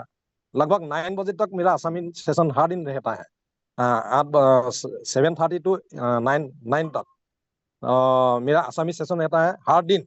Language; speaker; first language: Hindi; non-native, local second language; Assamese